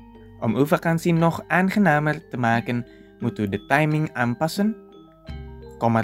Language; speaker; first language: Dutch; non-native, fluent; Indonesian